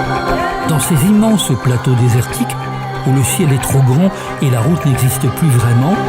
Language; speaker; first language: French; native; French